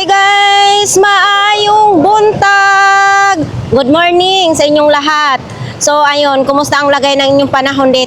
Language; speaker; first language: Filipino; non-native, local second language; Cebuano